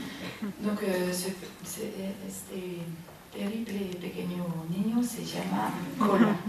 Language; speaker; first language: Spanish; non-native, learner; French